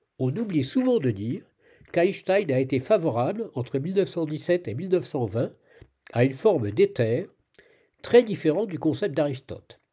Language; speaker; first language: French; native; French